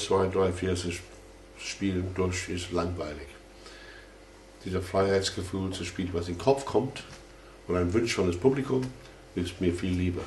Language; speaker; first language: German; non-native, fluent; English